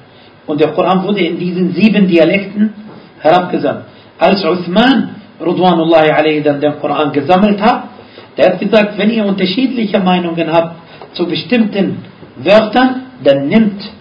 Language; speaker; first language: German; non-native, fluent; Arabic